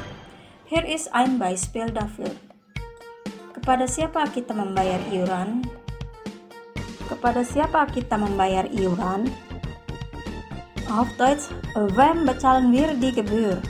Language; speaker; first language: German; non-native, fluent; Indonesian